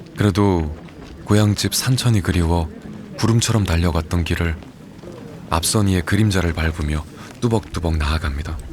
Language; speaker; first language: Korean; native; Korean